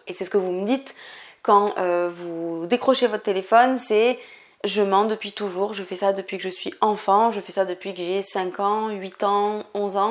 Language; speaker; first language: French; native; French